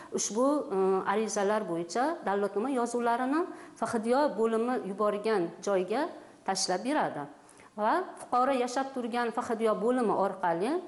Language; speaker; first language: Uzbek; native; Uzbek